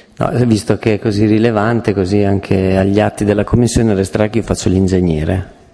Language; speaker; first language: Italian; native; Italian